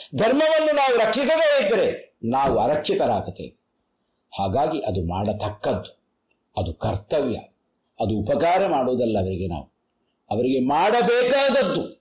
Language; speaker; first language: Kannada; non-native, local second language; Tulu